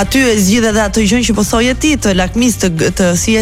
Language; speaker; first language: Albanian; native; Albanian